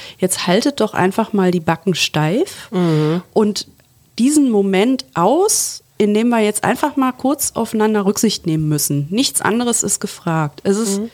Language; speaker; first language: German; native; German